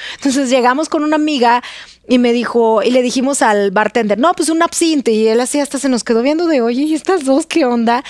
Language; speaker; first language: Spanish; non-native, fluent; Russian